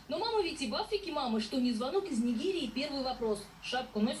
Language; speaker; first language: Russian; native; Russian